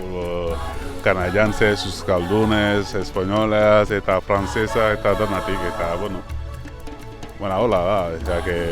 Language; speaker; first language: Basque; non-native, learner; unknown